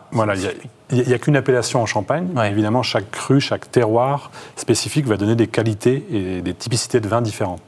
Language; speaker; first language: French; native; French